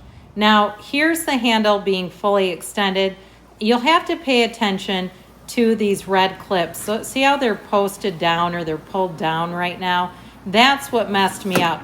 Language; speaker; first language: English; native; English